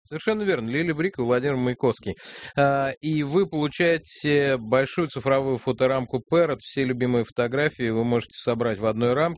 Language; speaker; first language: Russian; native; Russian